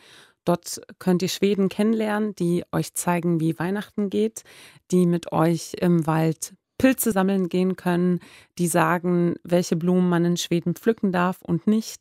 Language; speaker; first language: German; non-native, fluent; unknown